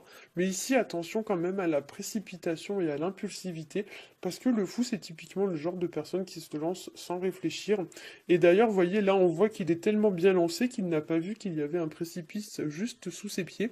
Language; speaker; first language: French; native; French